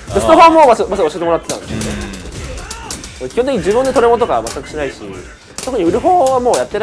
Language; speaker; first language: Japanese; native; Japanese